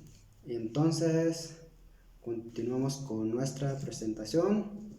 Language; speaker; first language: Spanish; non-native, local second language; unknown